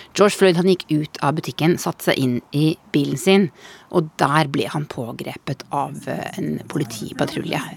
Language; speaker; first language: Norwegian; native; Norwegian